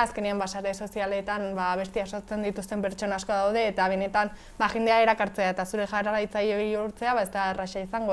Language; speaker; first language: Basque; native; Basque